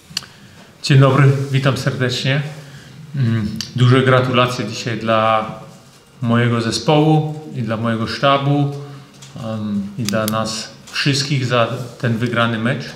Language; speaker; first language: Polish; early bilingual, heritage; German